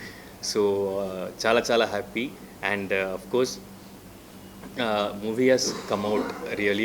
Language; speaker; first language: Telugu; non-native, fluent; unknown